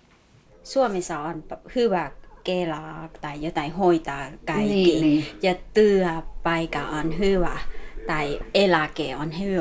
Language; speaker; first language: Finnish; non-native, learner; Thai